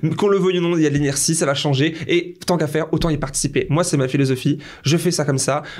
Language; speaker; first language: French; native; French